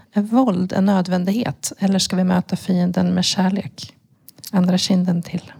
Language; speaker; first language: Swedish; native; Swedish